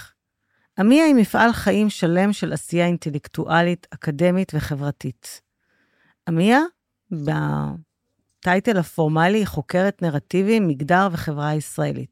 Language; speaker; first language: Hebrew; native; Hebrew